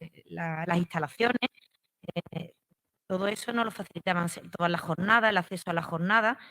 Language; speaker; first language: Spanish; native; Spanish